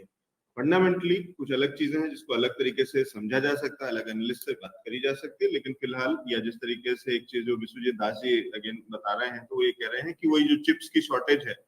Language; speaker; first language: Hindi; native; Hindi